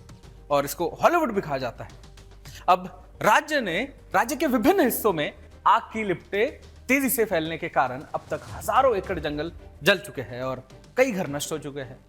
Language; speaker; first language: Hindi; native; Hindi